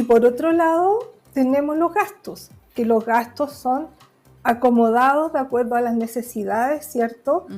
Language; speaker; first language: Spanish; native; Spanish